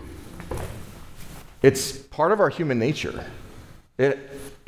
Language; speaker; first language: English; native; English